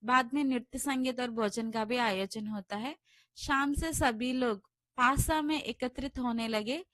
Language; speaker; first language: Hindi; non-native, local second language; Telugu